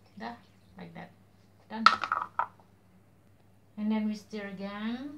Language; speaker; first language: English; non-native, learner; Indonesian